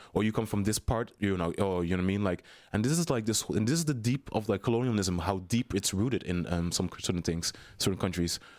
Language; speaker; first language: English; non-native, fluent; Dutch